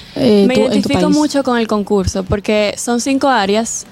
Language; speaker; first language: Spanish; native; Spanish